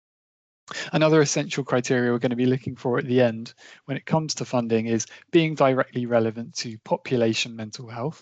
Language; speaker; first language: English; native; English